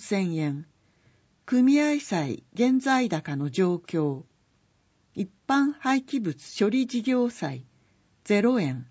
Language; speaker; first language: Japanese; native; Japanese